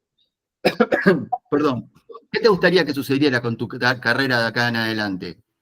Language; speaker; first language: Spanish; native; Spanish